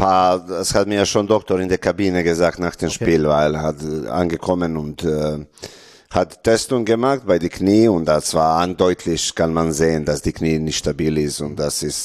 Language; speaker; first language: German; non-native, learner; Serbian